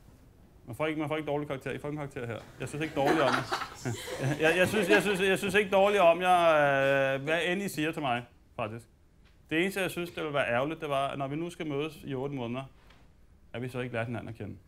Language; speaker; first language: Danish; native; Danish